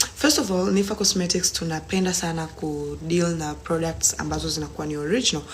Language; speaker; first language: Swahili; native; Swahili